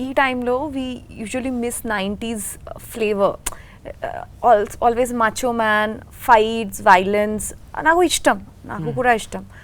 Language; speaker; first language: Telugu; non-native, learner; Bangla